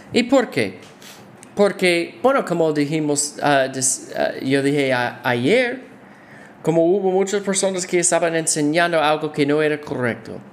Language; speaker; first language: Spanish; non-native, fluent; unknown